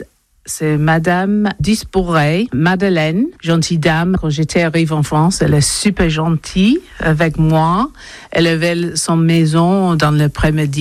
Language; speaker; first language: French; non-native, learner; English